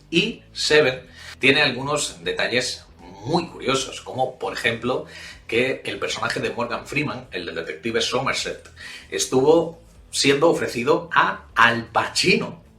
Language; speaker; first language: Spanish; native; Spanish